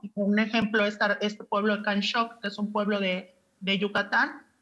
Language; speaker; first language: Spanish; native; Spanish